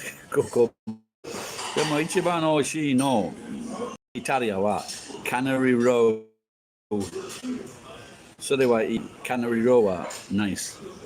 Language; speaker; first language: Japanese; non-native, learner; English